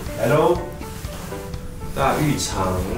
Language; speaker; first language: Chinese; native; Chinese